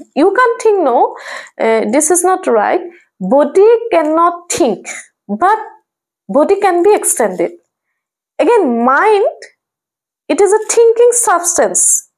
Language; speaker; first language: English; non-native, local second language; Assamese